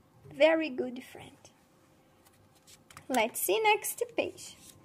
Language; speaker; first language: English; non-native, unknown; Portuguese